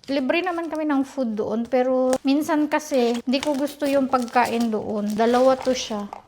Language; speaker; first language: Filipino; non-native, local second language; Cebuano